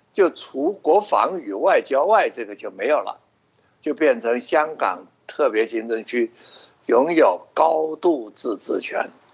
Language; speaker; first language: Chinese; non-native, local second language; Cantonese